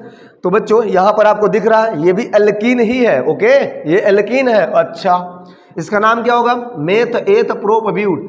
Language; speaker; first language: Hindi; native; Hindi